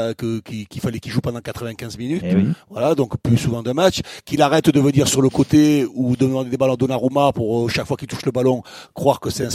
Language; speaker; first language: French; native; French